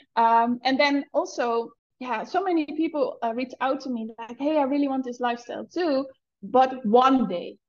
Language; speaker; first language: English; non-native, fluent; Dutch